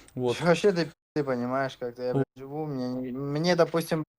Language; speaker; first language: Russian; native; Russian